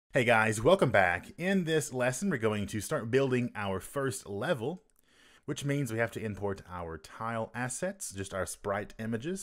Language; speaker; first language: English; native; English